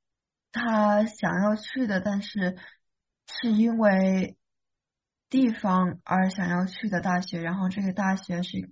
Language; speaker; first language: Chinese; early bilingual, heritage; Chinese